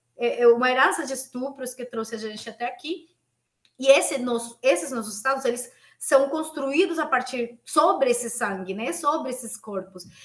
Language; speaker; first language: Portuguese; non-native, fluent; Spanish